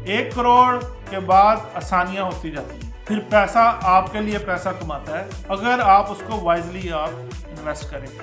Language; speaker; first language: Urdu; non-native, local second language; Punjabi